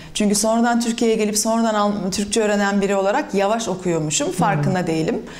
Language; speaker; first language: Turkish; early bilingual, other home language; German